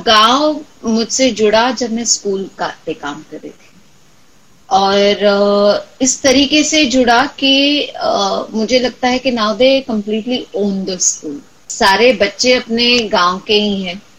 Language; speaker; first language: Hindi; non-native, local second language; Marathi